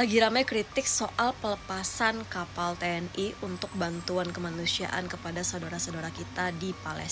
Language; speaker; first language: Indonesian; native; Indonesian